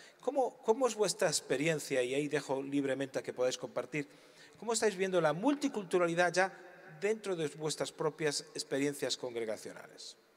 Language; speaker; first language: Spanish; native; Spanish